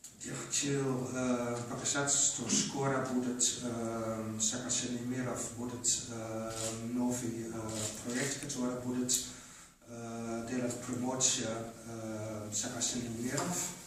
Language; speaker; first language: Russian; non-native, learner; Polish